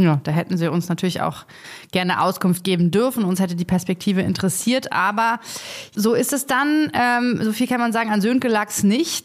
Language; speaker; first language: German; native; German